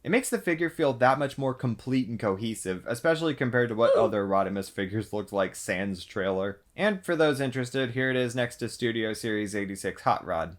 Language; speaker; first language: English; native; English